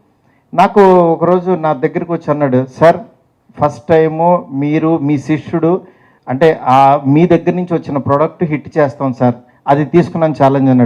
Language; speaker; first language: Telugu; native; Telugu